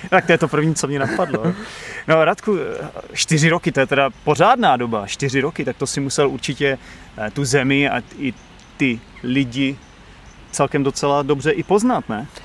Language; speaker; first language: Czech; native; Czech